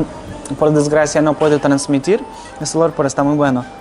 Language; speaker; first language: Spanish; non-native, fluent; Ukrainian